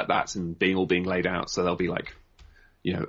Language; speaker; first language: English; native; English